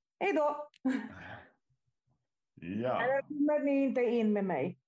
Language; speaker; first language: Swedish; non-native, fluent; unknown